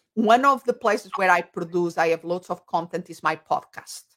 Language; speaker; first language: English; non-native, fluent; Portuguese